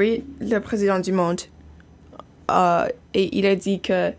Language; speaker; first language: French; non-native, fluent; English